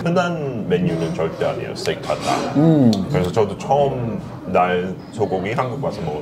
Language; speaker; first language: Korean; non-native, fluent; English